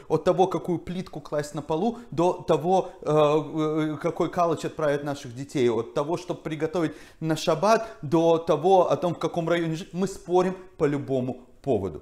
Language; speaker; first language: Russian; native; Russian